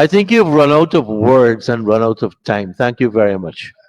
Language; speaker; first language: English; native; English